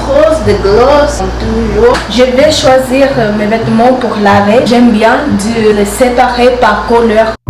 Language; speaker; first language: French; non-native, learner; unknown